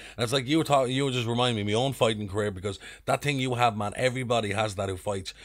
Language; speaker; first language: English; native; English